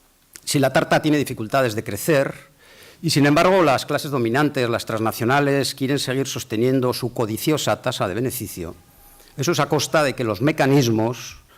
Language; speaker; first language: Spanish; native; Spanish